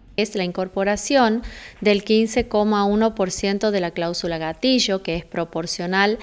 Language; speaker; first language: Spanish; native; Spanish